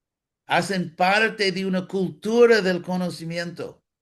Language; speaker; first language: Spanish; non-native, fluent; English